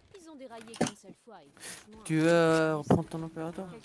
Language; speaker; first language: French; non-native, local second language; Arabic